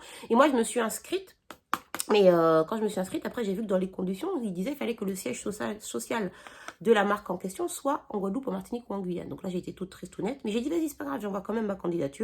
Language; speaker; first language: French; native; French